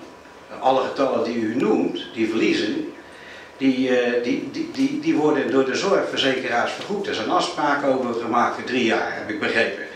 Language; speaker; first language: Dutch; native; Dutch